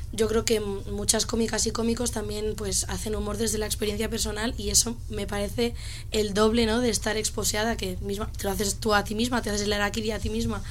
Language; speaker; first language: Spanish; native; Spanish